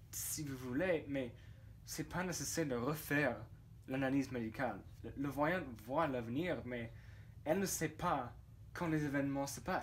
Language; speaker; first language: French; non-native, learner; English